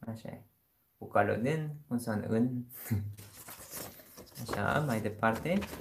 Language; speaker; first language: Romanian; non-native, fluent; Korean